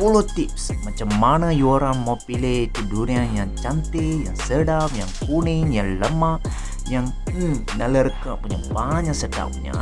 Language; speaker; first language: Malay; native; Malay